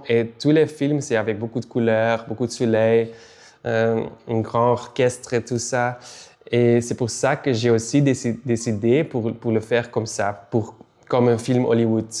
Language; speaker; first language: French; non-native, local second language; Dutch